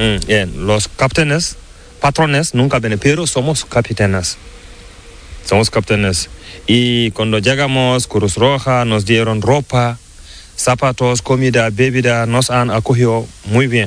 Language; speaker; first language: Spanish; non-native, learner; Fula